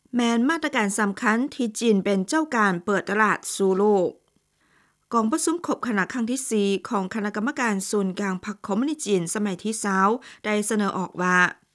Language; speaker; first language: Thai; non-native, fluent; Chinese